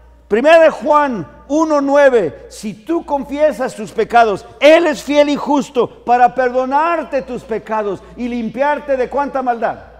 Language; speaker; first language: Spanish; early bilingual, heritage; Spanish